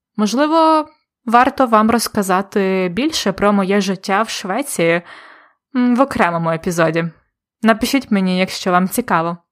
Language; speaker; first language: Ukrainian; native; Ukrainian